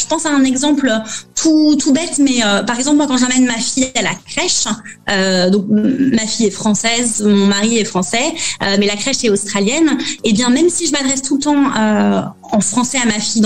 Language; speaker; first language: French; native; French